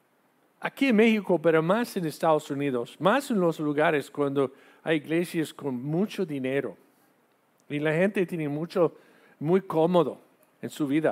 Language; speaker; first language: Spanish; non-native, fluent; English